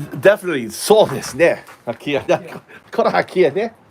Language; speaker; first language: Japanese; non-native, learner; English